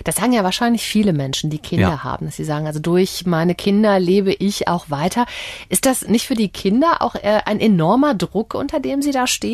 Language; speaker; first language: German; native; German